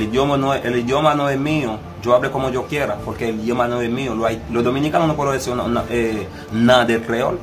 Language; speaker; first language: Spanish; non-native, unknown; Haitian Creole